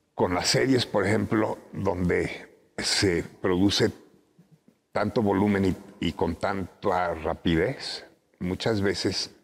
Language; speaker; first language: Spanish; native; Spanish